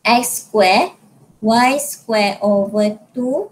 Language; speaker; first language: English; non-native, local second language; Malay